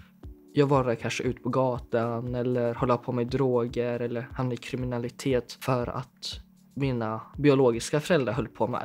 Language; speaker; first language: Swedish; early bilingual, other home language; Chinese